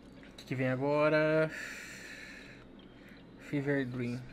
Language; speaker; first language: Portuguese; native; Portuguese